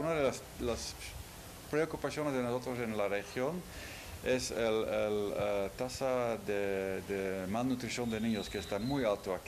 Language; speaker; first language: Spanish; non-native, fluent; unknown